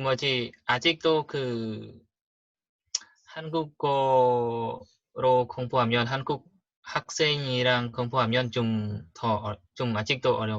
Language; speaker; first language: Korean; non-native, learner; Khmer